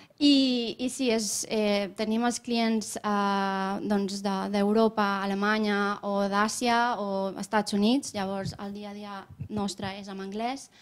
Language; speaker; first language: Catalan; non-native, fluent; Romanian